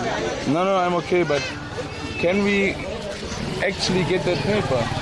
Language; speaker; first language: English; non-native, learner; German